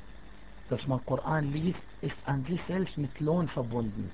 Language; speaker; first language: German; non-native, fluent; Arabic